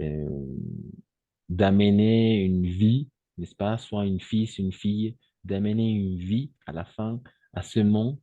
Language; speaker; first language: French; non-native, fluent; Spanish